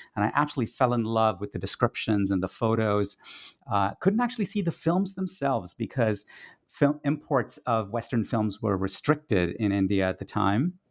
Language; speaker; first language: English; non-native, local second language; Tamil